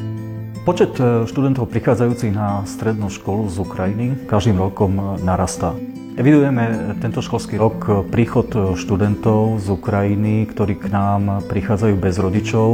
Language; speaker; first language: Slovak; native; Slovak